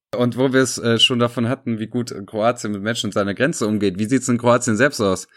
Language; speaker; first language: German; early bilingual, other home language; Serbian